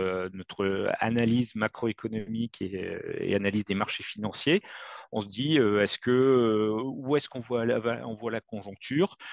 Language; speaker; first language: French; native; French